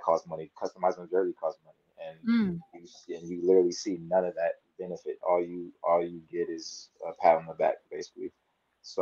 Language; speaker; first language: English; native; English